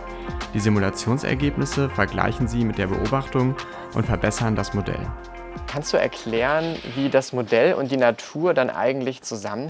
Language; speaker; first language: German; native; German